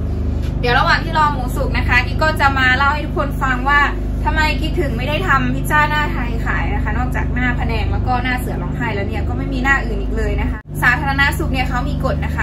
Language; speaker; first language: Thai; native; Thai